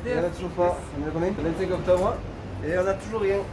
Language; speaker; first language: French; native; French